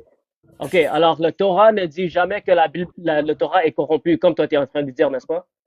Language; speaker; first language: French; non-native, fluent; English